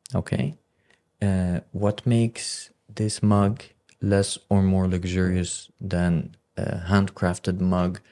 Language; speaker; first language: English; non-native, fluent; Arabic